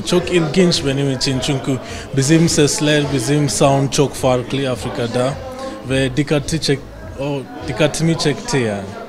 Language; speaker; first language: Turkish; non-native, fluent; Swahili